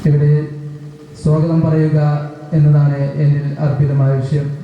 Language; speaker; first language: Malayalam; native; Malayalam